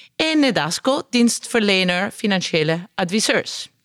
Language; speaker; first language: Dutch; non-native, fluent; Italian